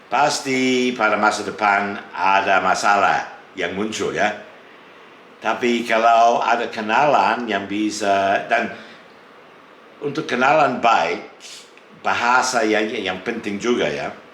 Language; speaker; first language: Indonesian; non-native, fluent; English